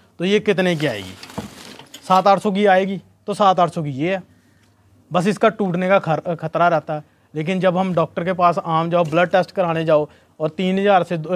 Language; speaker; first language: Hindi; non-native, local second language; Punjabi